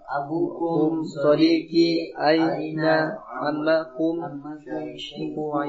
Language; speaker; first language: Arabic; non-native, learner; Indonesian